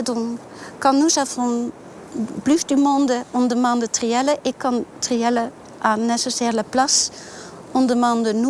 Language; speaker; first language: French; non-native, learner; Dutch